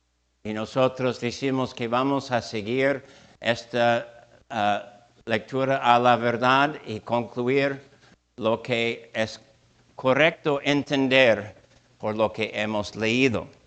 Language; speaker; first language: Spanish; non-native, fluent; English